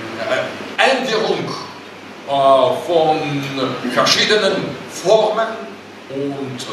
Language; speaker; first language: German; non-native, learner; Russian